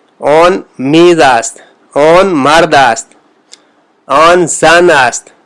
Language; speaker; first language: Persian; non-native, fluent; Urdu